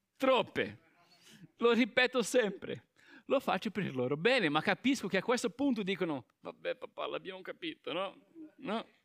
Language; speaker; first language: Italian; non-native, fluent; Portuguese